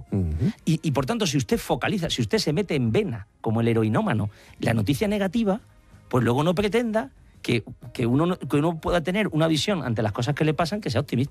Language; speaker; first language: Spanish; native; Spanish